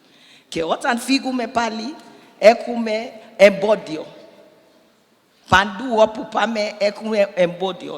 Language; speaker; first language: Greek; non-native, learner; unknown